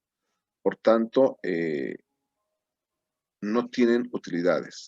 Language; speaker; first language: Spanish; native; Spanish